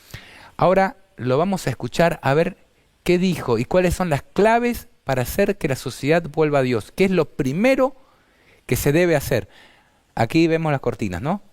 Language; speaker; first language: Spanish; native; Spanish